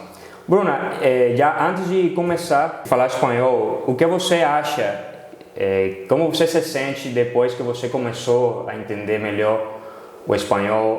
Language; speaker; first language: Portuguese; non-native, fluent; Spanish